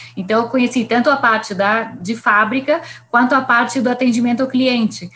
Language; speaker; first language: Portuguese; non-native, fluent; Spanish